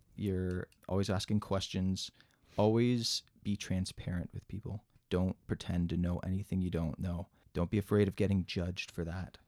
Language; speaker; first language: English; native; English